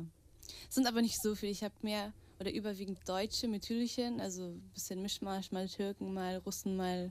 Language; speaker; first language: German; early bilingual, heritage; Portuguese